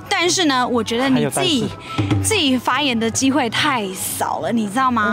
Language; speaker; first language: Chinese; non-native, fluent; English